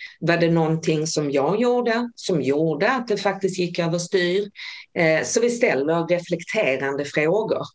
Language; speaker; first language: Swedish; native; Swedish